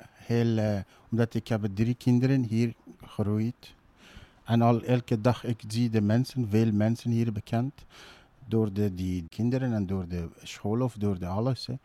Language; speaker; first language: Dutch; non-native, learner; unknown